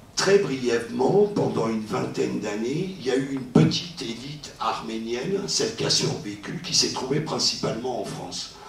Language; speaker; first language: French; native; French